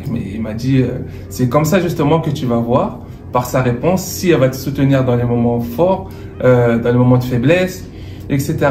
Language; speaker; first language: French; native; French